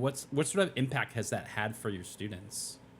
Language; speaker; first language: English; native; English